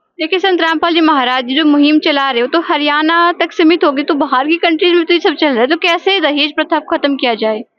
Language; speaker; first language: Hindi; native; Hindi